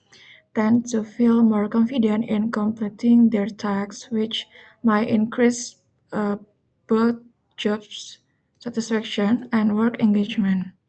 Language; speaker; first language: English; non-native, learner; Indonesian